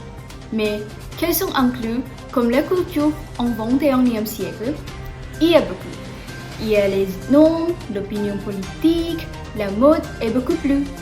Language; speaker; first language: French; non-native, learner; Indonesian